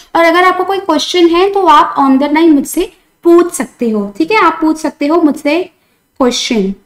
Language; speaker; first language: Hindi; non-native, local second language; Marathi